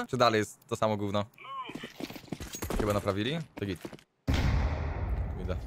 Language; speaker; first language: Polish; native; Polish